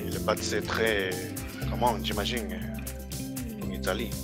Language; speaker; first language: French; non-native, learner; Spanish